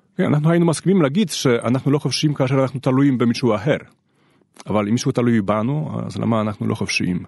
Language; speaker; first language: Hebrew; non-native, fluent; Polish